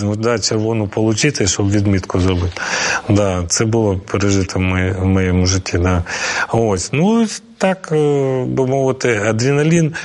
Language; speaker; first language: Ukrainian; non-native, local second language; Russian